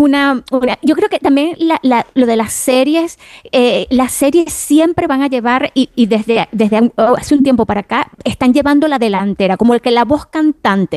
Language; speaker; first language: Spanish; native; Spanish